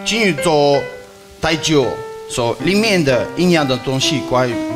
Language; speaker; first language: Chinese; non-native, learner; Russian